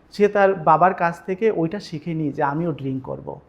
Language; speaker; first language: Bangla; native; Bangla